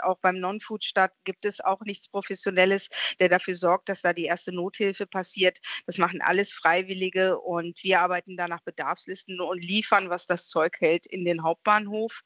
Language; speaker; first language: German; native; German